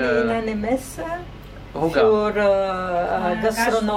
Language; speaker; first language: German; non-native, learner; Italian